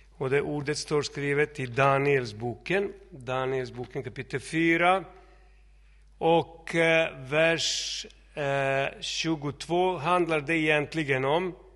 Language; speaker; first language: Swedish; non-native, fluent; Serbian